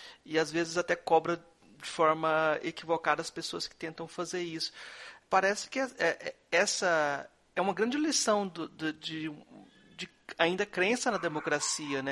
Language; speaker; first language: Portuguese; native; Portuguese